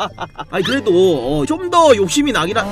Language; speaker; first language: Korean; native; Korean